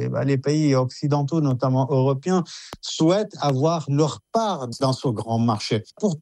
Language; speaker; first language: French; non-native, fluent; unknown